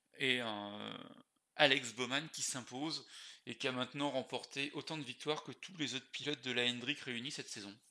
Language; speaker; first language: French; native; French